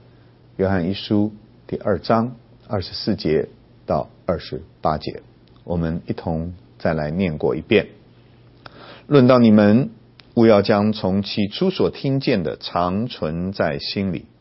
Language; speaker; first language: Chinese; native; Chinese